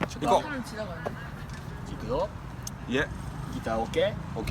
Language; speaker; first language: Korean; non-native, learner; Japanese